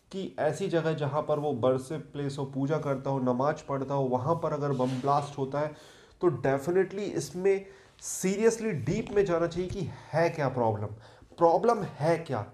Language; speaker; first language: Hindi; native; Hindi